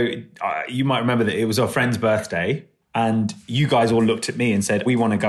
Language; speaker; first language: English; native; English